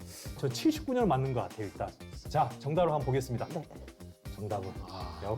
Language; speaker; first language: Korean; native; Korean